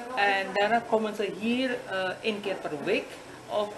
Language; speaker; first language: Dutch; non-native, learner; Indonesian